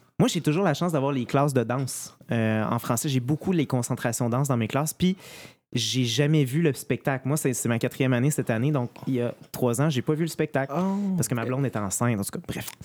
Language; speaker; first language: French; native; French